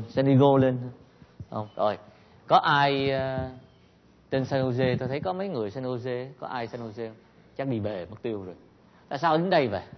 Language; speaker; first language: Vietnamese; native; Vietnamese